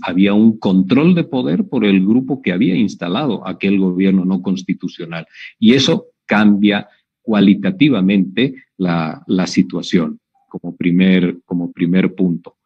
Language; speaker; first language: Spanish; native; Spanish